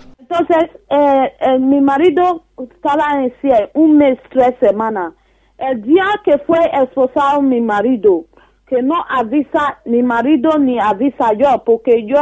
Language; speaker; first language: Spanish; non-native, learner; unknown